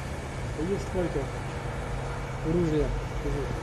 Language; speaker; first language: Russian; non-native, local second language; Ukrainian